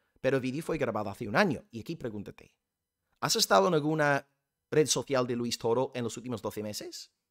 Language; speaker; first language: Spanish; non-native, fluent; English